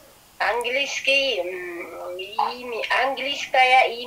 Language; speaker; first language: Russian; non-native, local second language; Kyrgyz